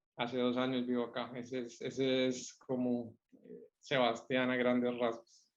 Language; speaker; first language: Spanish; native; Spanish